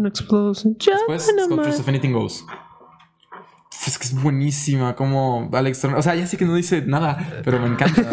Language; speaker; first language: Spanish; native; Spanish